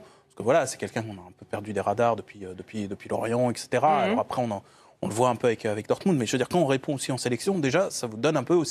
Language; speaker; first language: French; native; French